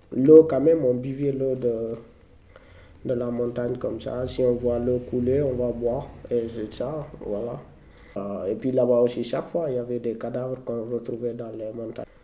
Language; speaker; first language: French; non-native, local second language; Fula